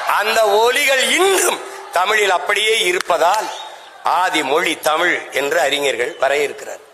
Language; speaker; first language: Tamil; native; Tamil